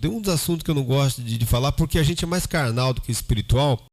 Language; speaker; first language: Portuguese; native; Portuguese